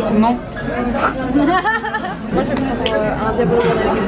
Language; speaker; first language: French; native; French